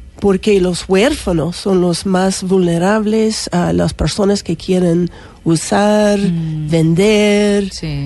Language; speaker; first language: Spanish; non-native, learner; English